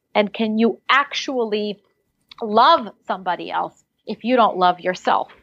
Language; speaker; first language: English; early bilingual, other home language; Russian